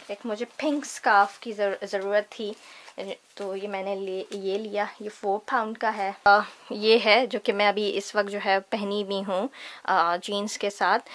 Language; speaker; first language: Hindi; native; Hindi